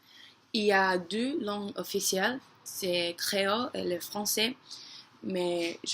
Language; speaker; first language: French; non-native, learner; English